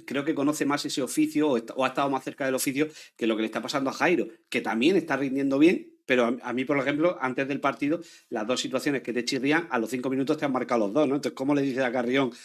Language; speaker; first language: Spanish; native; Spanish